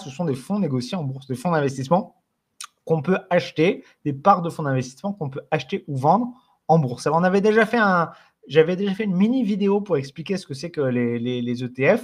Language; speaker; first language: French; native; French